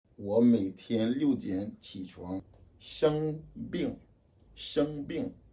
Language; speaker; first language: Chinese; non-native, fluent; French